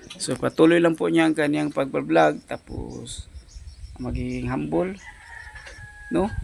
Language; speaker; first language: Filipino; non-native, local second language; Cebuano